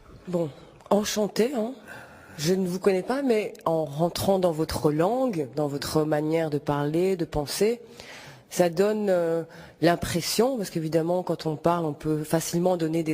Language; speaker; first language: French; native; French